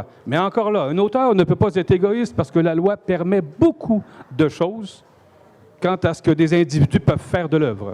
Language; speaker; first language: French; native; French